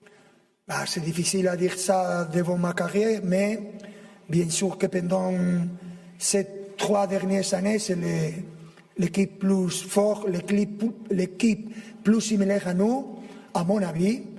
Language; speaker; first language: French; non-native, fluent; Spanish